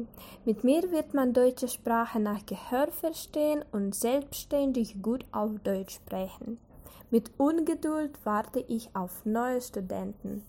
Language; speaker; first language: German; non-native, fluent; Russian